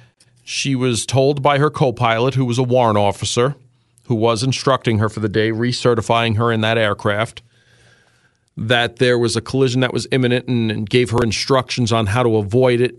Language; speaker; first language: English; native; English